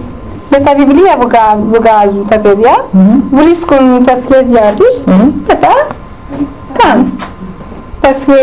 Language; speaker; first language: Greek; non-native, local second language; Turkish